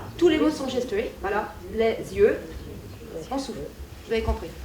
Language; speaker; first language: French; native; French